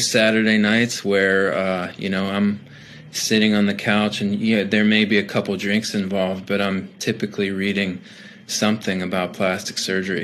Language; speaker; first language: English; native; English